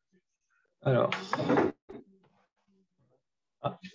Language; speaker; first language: French; native; French